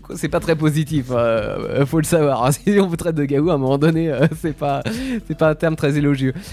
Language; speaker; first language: French; native; French